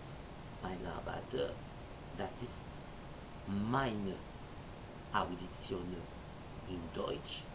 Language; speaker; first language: German; non-native, learner; French